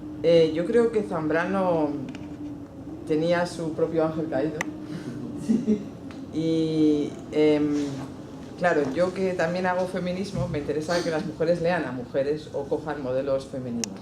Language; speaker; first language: Spanish; native; Spanish